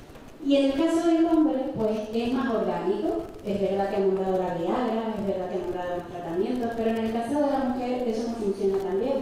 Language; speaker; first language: Spanish; native; Spanish